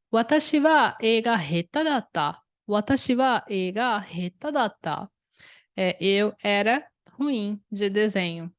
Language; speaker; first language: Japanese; non-native, fluent; Portuguese